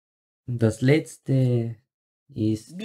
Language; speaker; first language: German; non-native, learner; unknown